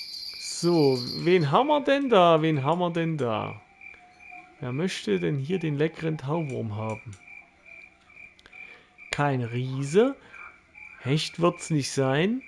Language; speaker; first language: German; native; German